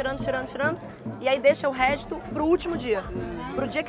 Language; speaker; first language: Portuguese; native; Portuguese